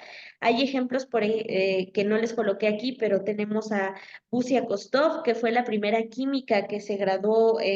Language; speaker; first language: Spanish; native; Spanish